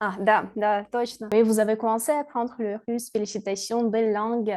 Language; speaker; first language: French; non-native, fluent; Russian